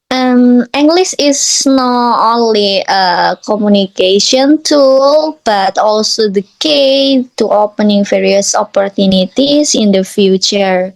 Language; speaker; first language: English; non-native, learner; Indonesian